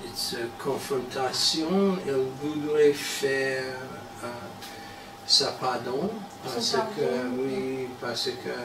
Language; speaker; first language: French; non-native, learner; English